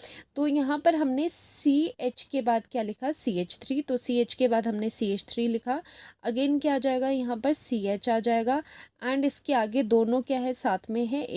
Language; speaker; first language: Hindi; native; Hindi